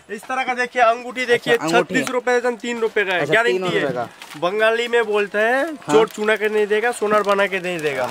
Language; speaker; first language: Hindi; non-native, local second language; Bangla